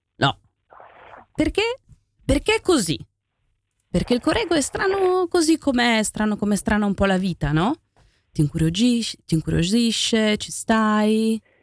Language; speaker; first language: Italian; native; Italian